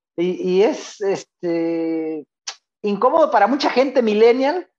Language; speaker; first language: Spanish; native; Spanish